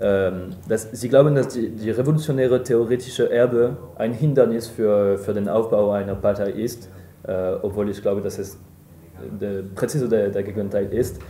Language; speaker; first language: German; non-native, fluent; French